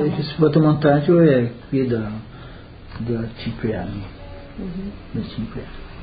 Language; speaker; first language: Italian; early bilingual, heritage; Portuguese